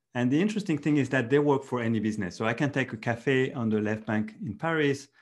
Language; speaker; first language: English; non-native, fluent; French